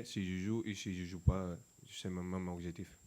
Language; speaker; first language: French; non-native, fluent; Spanish